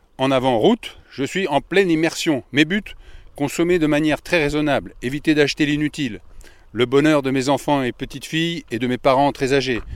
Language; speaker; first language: French; native; French